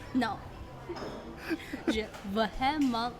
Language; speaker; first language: French; non-native, learner; Chinese